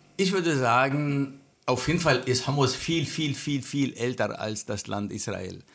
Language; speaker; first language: German; non-native, fluent; Arabic